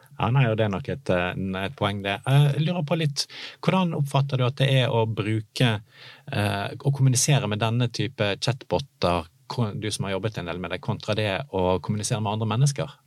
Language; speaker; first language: Norwegian; native; Norwegian